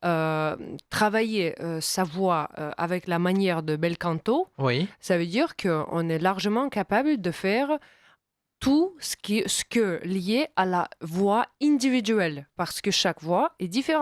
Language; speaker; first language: French; non-native, fluent; Russian